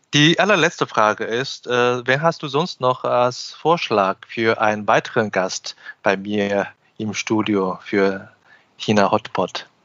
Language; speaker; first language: German; non-native, fluent; Chinese